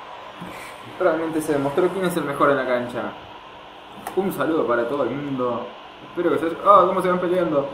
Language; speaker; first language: Spanish; native; Spanish